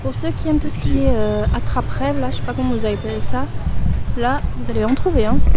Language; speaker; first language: French; native; French